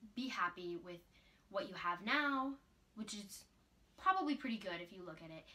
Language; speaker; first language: English; native; English